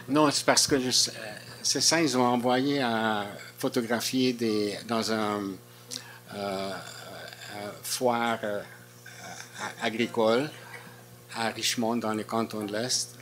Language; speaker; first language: French; non-native, fluent; Hungarian